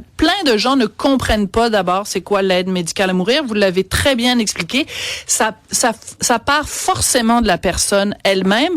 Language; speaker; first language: French; native; French